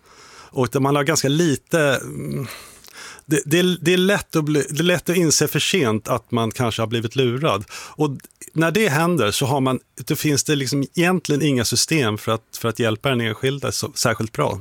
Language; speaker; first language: Swedish; native; Swedish